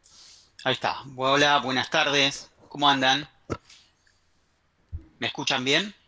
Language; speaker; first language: Spanish; native; Spanish